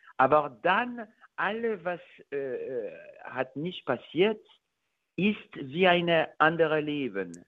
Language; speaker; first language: German; non-native, learner; French